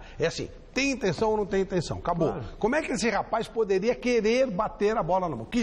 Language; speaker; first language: Portuguese; native; Portuguese